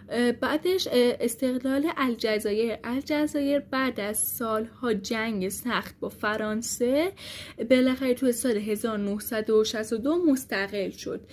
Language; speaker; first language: Persian; native; Persian